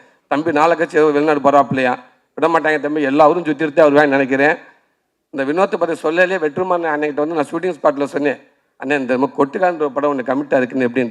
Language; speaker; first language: Tamil; native; Tamil